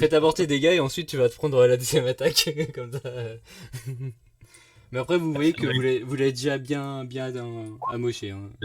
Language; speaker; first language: French; native; French